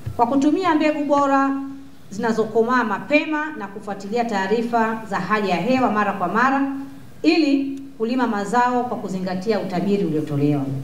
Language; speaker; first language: Swahili; native; Swahili